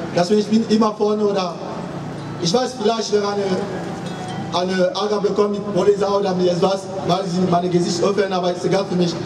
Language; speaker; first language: German; non-native, learner; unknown